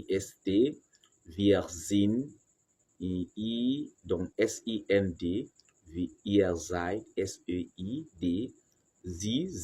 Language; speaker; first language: German; non-native, fluent; French